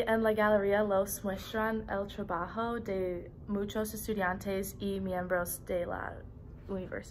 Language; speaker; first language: Spanish; non-native, learner; English